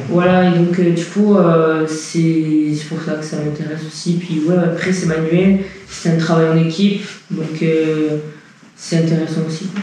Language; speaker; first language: French; early bilingual, heritage; French